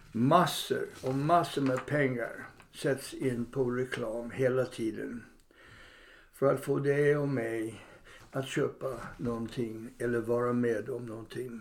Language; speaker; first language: Swedish; non-native, fluent; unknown